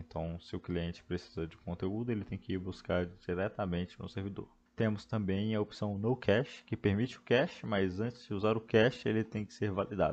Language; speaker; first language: Portuguese; native; Portuguese